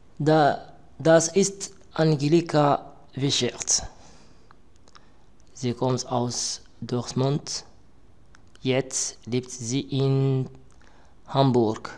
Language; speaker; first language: German; non-native, learner; Arabic